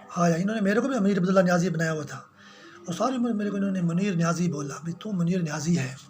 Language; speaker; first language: Urdu; non-native, local second language; Punjabi